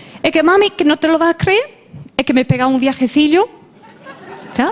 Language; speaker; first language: Spanish; non-native, fluent; English